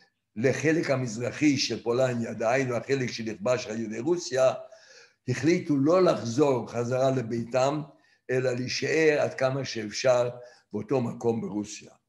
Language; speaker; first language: Hebrew; non-native, fluent; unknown